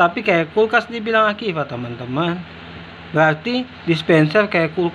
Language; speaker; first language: Malay; native; Malay